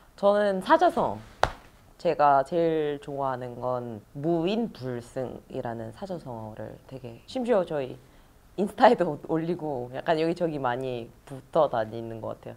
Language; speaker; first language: Korean; non-native, fluent; Arabic